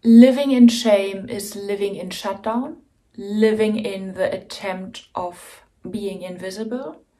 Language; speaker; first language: English; non-native, fluent; German